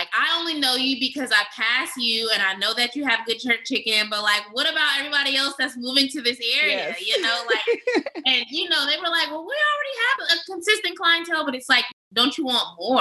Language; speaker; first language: English; native; English